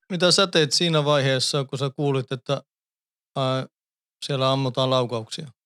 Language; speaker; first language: Finnish; early bilingual, heritage; Finnish